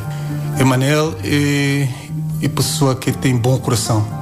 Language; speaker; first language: Portuguese; non-native, learner; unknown